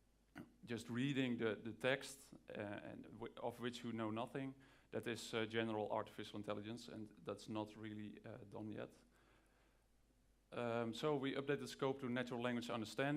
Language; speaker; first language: English; non-native, fluent; Dutch